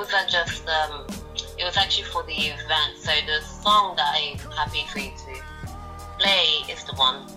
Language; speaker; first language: English; non-native, fluent; Portuguese